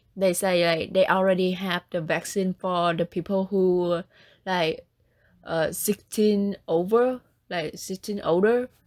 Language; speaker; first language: English; non-native, learner; Vietnamese